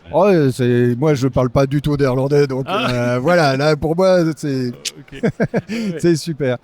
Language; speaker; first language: French; native; French